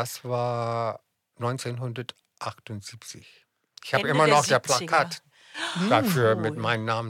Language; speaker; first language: German; non-native, fluent; English